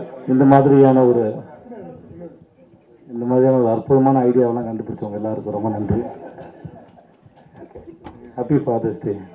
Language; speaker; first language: Tamil; native; Tamil